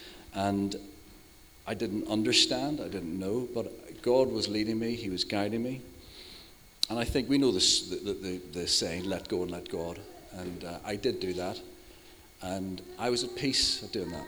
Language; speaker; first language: English; native; English